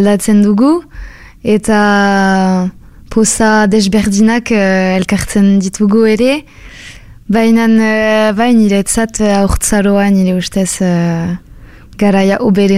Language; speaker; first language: Basque; non-native, local second language; French